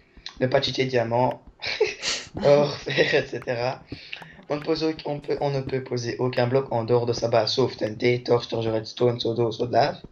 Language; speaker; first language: French; native; French